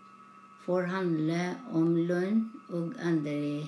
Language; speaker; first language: Norwegian; non-native, learner; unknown